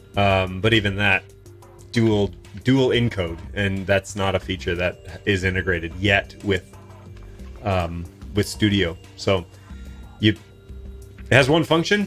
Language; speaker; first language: English; native; English